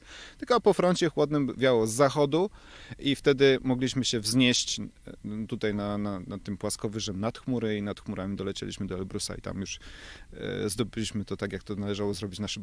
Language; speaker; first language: Polish; native; Polish